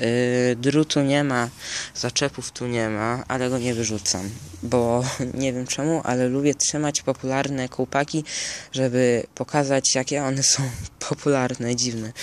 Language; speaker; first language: Polish; early bilingual, heritage; Polish